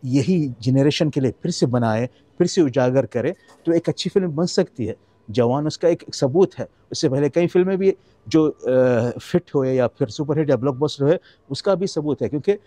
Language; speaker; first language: Hindi; non-native, fluent; Arabic